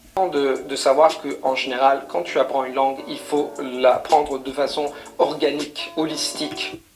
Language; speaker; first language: French; non-native, fluent; Italian